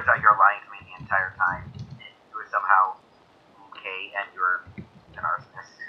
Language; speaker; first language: English; native; English